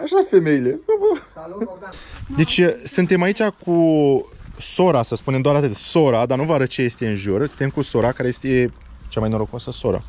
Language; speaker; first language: Romanian; native; Romanian